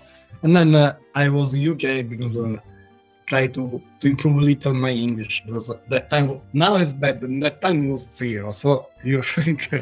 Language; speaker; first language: English; non-native, learner; Italian